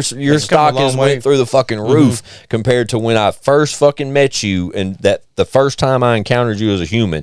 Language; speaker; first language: English; native; English